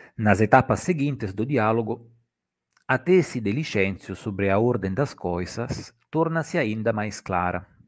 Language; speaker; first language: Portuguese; non-native, fluent; Italian